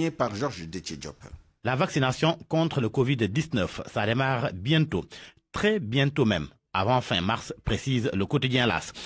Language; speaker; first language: French; non-native, local second language; Wolof